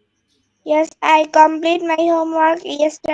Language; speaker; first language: English; non-native, learner; Bangla